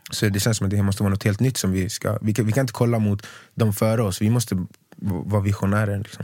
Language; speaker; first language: Swedish; early bilingual, other home language; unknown